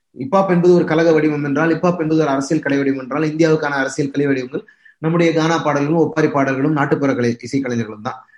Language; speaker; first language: Tamil; native; Tamil